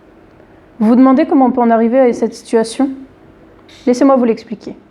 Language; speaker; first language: French; native; French